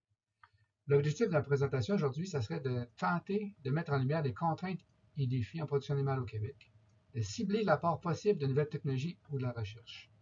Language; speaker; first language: French; native; French